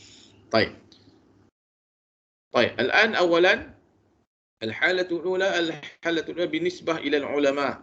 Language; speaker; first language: Arabic; non-native, fluent; Malay